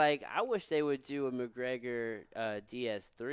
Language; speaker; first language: English; native; English